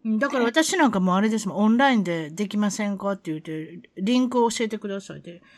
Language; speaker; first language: Japanese; native; Japanese